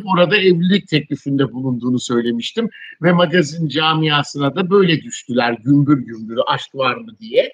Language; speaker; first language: Turkish; native; Turkish